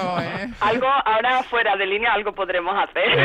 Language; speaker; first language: Spanish; native; Spanish